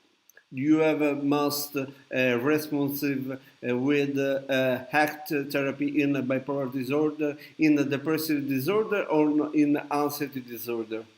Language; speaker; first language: English; non-native, learner; Italian